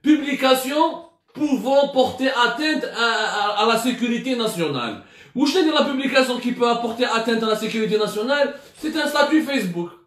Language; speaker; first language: French; non-native, local second language; Arabic